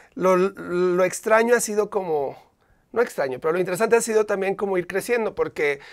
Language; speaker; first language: Spanish; native; Spanish